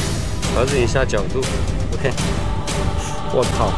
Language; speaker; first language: Chinese; native; Chinese